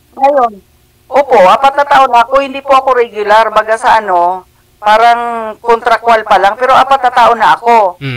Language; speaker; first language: Filipino; non-native, local second language; Cebuano